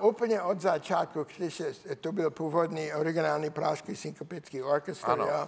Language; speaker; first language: Czech; non-native, learner; English